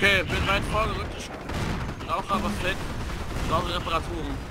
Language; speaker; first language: German; native; German